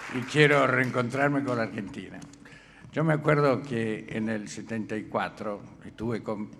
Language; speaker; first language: Spanish; native; Spanish